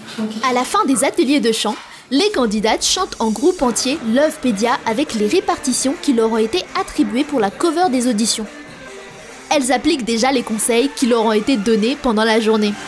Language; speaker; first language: French; native; French